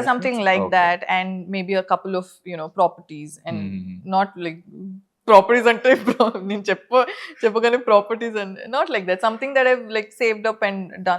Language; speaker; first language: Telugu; non-native, fluent; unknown